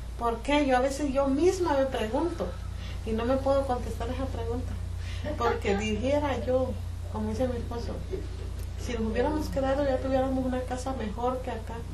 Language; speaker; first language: Spanish; native; Spanish